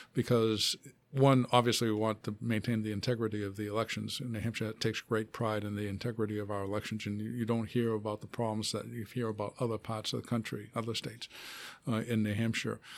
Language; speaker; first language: English; native; English